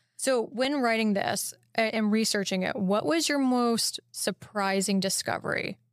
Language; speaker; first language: English; native; English